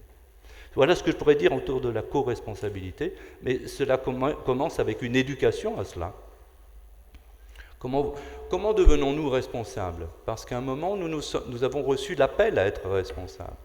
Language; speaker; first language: French; native; French